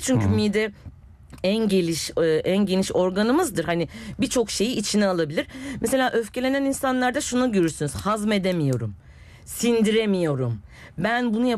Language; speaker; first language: Turkish; native; Turkish